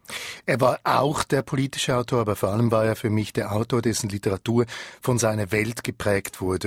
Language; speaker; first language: German; native; German